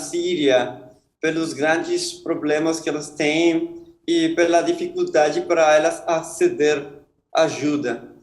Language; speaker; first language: Portuguese; non-native, fluent; Spanish